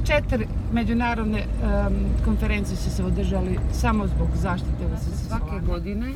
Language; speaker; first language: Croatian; non-native, fluent; German